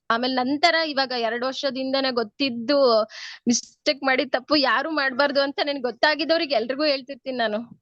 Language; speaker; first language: Kannada; native; Kannada